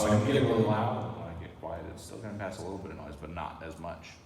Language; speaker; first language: English; native; English